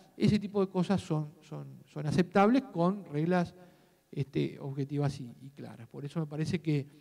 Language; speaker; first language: Spanish; native; Spanish